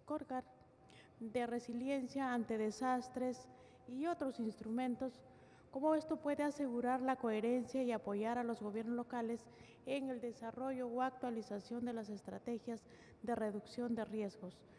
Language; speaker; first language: Spanish; native; Spanish